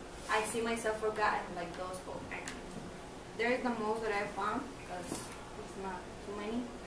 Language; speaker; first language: English; non-native, learner; Spanish